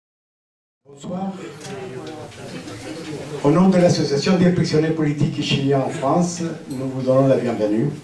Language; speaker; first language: French; non-native, fluent; Spanish